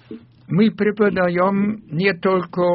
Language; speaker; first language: Russian; non-native, fluent; German